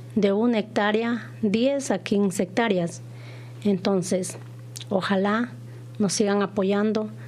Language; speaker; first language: Spanish; native; Spanish